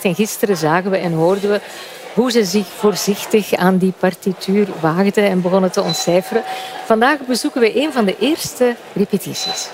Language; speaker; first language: Dutch; native; Dutch